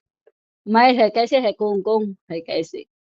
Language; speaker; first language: Cantonese; non-native, learner; Indonesian